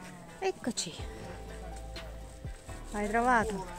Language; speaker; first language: Italian; non-native, learner; Russian